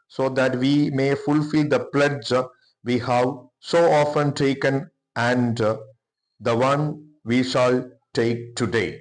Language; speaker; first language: English; non-native, local second language; Malayalam